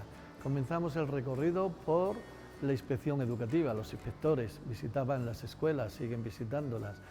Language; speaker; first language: Spanish; native; Spanish